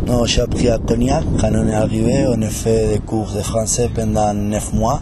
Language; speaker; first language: French; non-native, fluent; Spanish